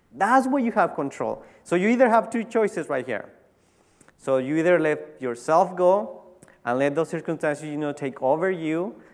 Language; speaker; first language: English; early bilingual, other home language; Spanish